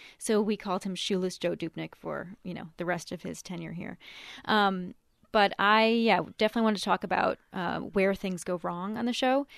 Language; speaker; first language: English; native; English